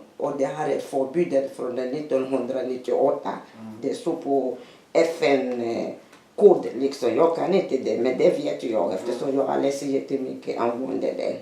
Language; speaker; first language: Swedish; non-native, learner; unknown